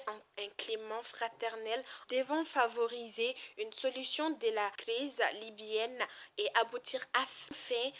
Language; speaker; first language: French; non-native, local second language; Bambara